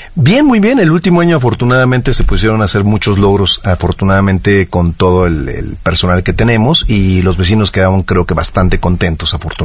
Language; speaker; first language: Spanish; native; Spanish